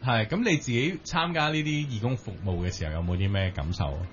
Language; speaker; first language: Cantonese; native; Cantonese